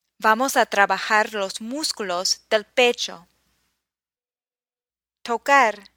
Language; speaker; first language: Spanish; non-native, fluent; English